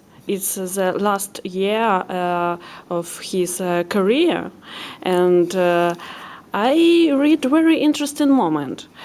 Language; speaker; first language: English; non-native, learner; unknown